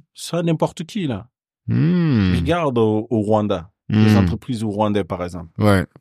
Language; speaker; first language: French; non-native, local second language; Bambara